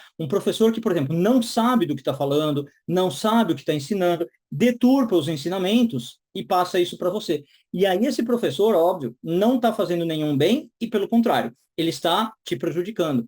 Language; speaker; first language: Portuguese; native; Portuguese